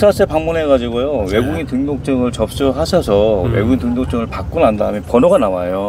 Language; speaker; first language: Korean; native; Korean